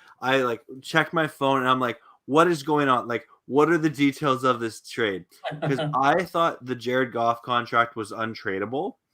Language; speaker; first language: English; native; English